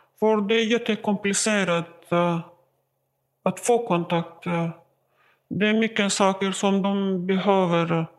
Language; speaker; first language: Swedish; non-native, learner; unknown